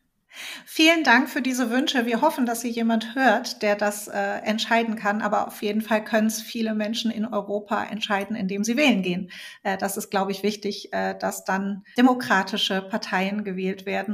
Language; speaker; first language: German; native; German